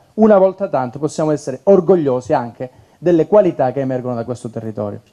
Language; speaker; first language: Italian; native; Italian